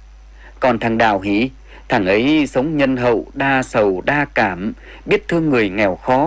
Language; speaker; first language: Vietnamese; native; Vietnamese